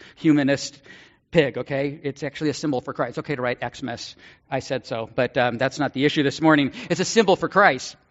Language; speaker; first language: English; native; English